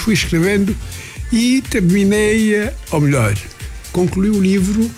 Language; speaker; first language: Portuguese; non-native, local second language; Kongo